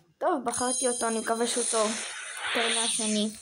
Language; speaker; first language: Hebrew; native; Hebrew